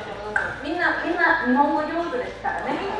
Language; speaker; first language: Japanese; non-native, fluent; Indonesian